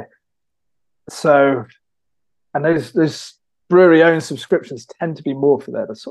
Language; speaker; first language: English; native; English